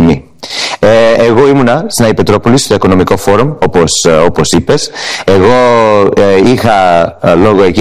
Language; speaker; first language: Greek; early bilingual, heritage; English